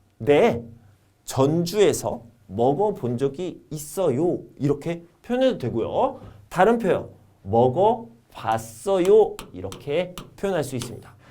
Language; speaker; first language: Korean; native; Korean